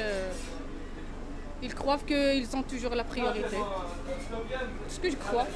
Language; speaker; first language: French; non-native, local second language; Arabic